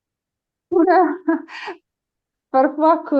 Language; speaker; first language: French; non-native, learner; Ukrainian